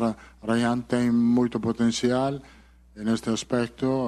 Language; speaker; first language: Portuguese; non-native, fluent; Spanish